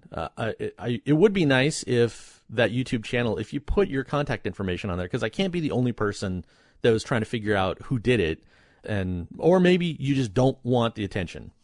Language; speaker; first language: English; native; English